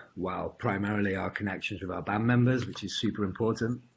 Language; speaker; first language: English; native; English